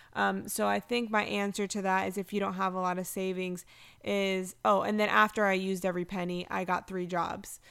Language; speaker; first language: English; native; English